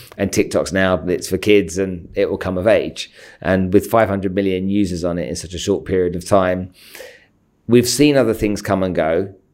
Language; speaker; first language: English; native; English